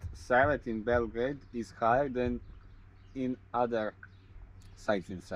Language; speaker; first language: English; non-native, learner; Serbian